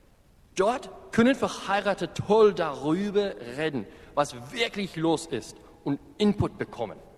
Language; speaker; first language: German; non-native, fluent; English